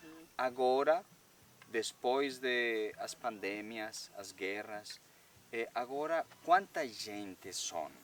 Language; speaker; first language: Portuguese; non-native, learner; Spanish